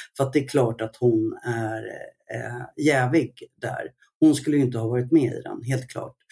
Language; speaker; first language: Swedish; early bilingual, other home language; Arabic